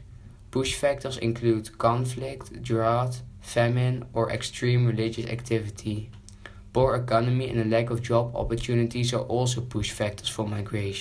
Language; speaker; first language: English; non-native, learner; Dutch